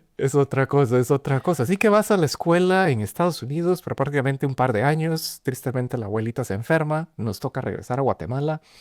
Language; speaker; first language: Spanish; native; Spanish